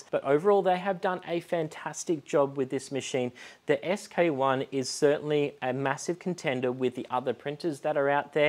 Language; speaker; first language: English; native; English